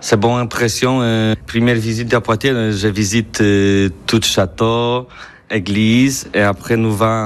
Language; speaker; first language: French; non-native, learner; Polish